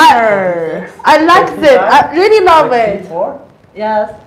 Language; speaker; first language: English; non-native, learner; Chinese